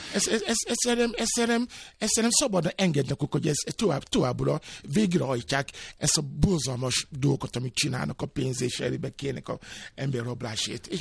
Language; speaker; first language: Hungarian; non-native, learner; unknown